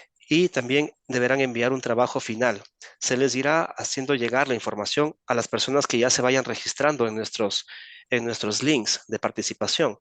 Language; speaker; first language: Spanish; native; Spanish